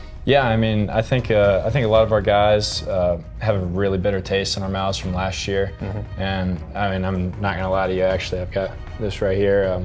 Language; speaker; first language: English; native; English